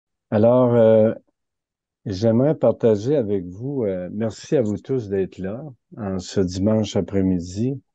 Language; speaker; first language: French; native; French